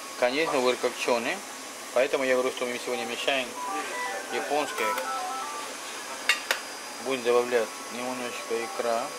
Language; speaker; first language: Russian; non-native, learner; Spanish